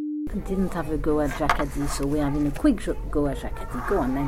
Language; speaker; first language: English; native; English